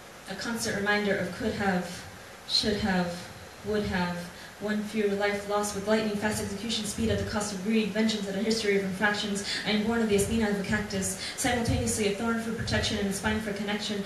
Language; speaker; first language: English; early bilingual, other home language; Spanish